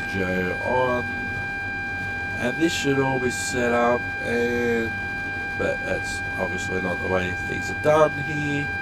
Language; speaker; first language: English; native; English